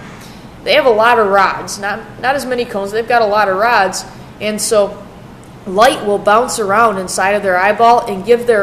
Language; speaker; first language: English; native; English